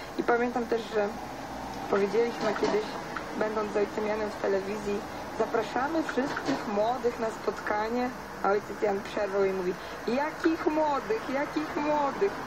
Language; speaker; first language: Polish; native; Polish